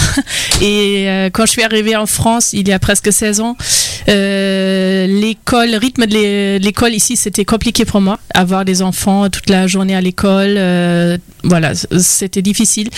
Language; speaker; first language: French; non-native, fluent; German